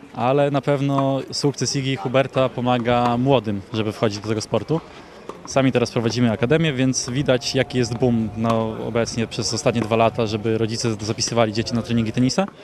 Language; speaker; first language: Polish; native; Polish